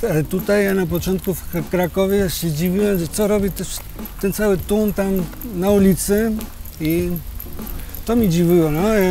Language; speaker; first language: Polish; non-native, fluent; Spanish